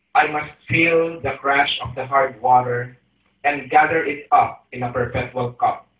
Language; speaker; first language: English; non-native, local second language; Filipino